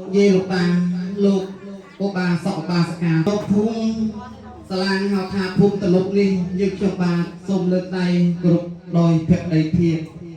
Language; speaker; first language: Khmer; native; Khmer